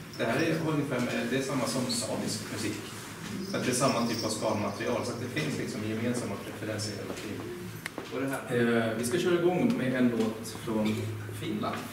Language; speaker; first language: Swedish; native; Swedish